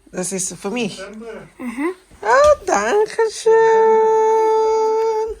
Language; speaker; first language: German; non-native, learner; Thai